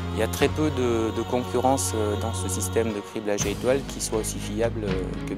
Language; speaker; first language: French; native; French